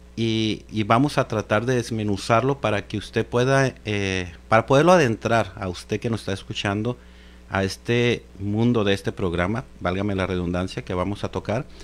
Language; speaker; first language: Spanish; native; Spanish